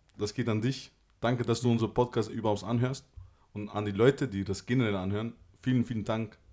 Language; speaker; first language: German; early bilingual, other home language; Albanian